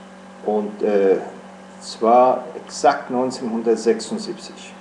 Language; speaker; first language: German; non-native, fluent; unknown